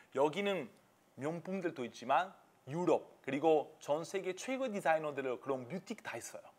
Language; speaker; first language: Korean; non-native, fluent; Italian